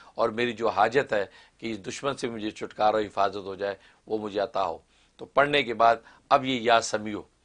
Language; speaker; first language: Urdu; non-native, local second language; Kashmiri